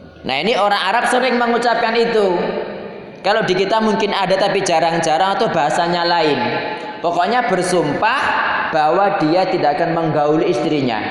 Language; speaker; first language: Indonesian; non-native, local second language; Javanese